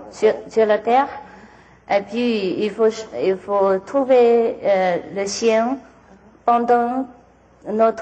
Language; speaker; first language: French; non-native, learner; Vietnamese